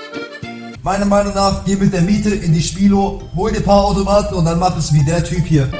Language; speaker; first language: German; native; German